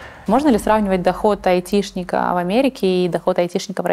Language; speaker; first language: Russian; native; Russian